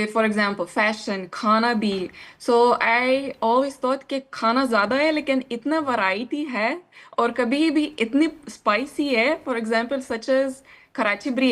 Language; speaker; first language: Hindi; non-native, learner; Lithuanian